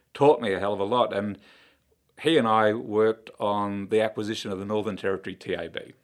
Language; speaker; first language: English; native; English